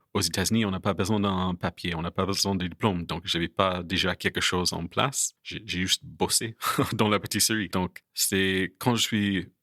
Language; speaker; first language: French; non-native, fluent; English